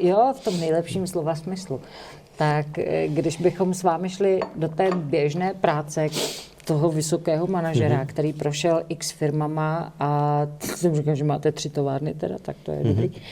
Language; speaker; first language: Czech; native; Czech